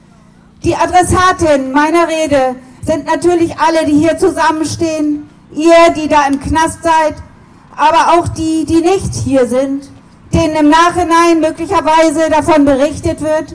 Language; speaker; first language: German; native; German